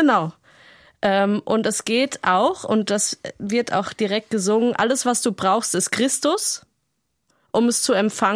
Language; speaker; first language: German; native; German